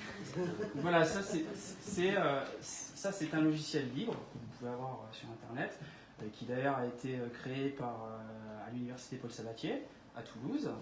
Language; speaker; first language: French; native; French